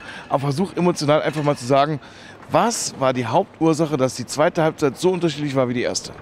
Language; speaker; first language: German; native; German